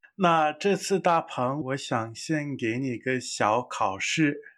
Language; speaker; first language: Chinese; non-native, fluent; English